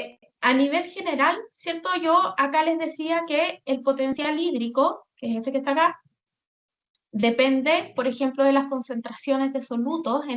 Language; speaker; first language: Spanish; native; Spanish